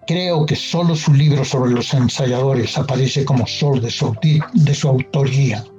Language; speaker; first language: Spanish; native; Spanish